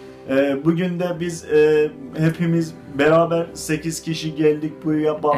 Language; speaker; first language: Turkish; non-native, fluent; Azerbaijani